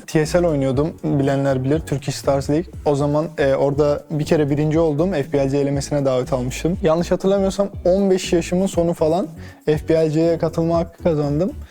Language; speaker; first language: Turkish; native; Turkish